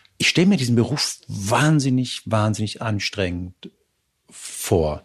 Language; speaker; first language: German; early bilingual, other home language; Spanish